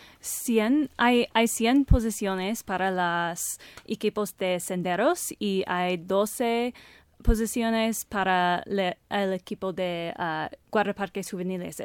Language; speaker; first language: Spanish; non-native, learner; English